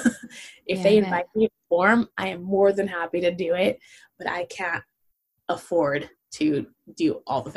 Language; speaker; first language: English; native; English